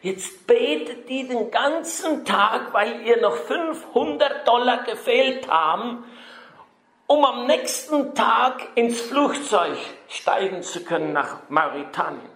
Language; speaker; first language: German; native; German